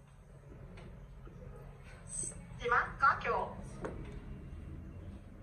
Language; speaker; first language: Japanese; non-native, learner; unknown